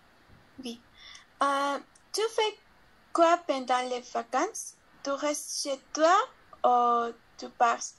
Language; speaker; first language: French; non-native, learner; Spanish